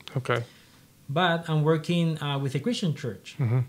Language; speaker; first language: English; non-native, fluent; Spanish